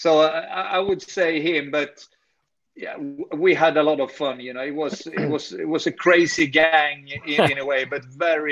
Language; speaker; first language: English; non-native, fluent; Swedish